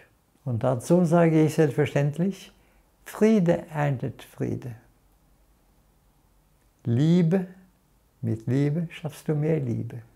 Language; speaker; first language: German; non-native, fluent; Norwegian